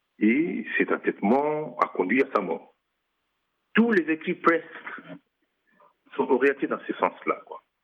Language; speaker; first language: French; non-native, local second language; Lingala